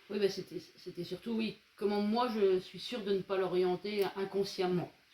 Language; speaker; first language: French; native; French